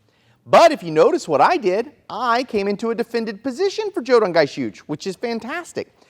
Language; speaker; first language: English; native; English